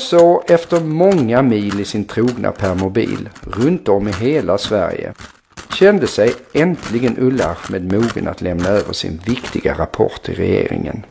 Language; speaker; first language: Swedish; native; Swedish